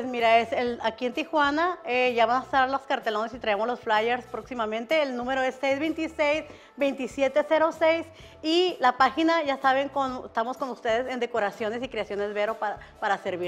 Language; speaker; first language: Spanish; native; Spanish